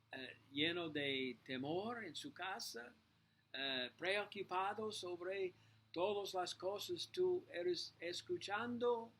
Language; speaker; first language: Spanish; non-native, learner; English